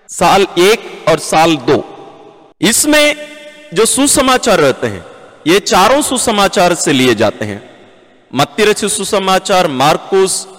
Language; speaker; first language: Hindi; non-native, local second language; Malayalam